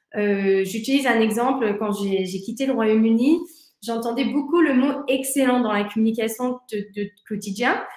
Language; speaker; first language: French; early bilingual, heritage; English